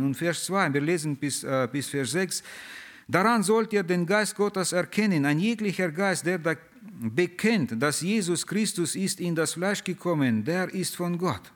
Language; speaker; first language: German; early bilingual, heritage; German